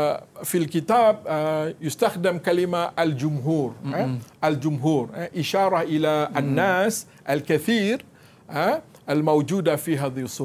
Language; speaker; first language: Arabic; non-native, fluent; Malay